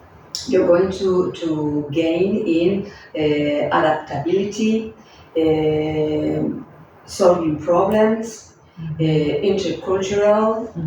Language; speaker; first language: English; non-native, fluent; Spanish